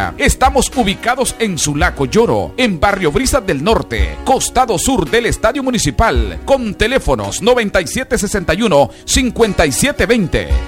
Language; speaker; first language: Spanish; native; Spanish